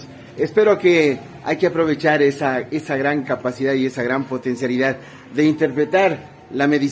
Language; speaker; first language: Spanish; native; Spanish